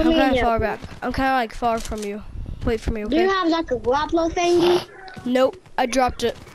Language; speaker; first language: English; native; English